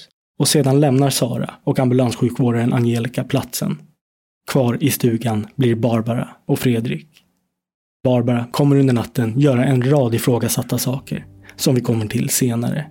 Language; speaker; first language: Swedish; native; Swedish